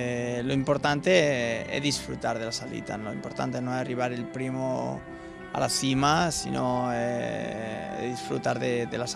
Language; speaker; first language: Italian; non-native, learner; Spanish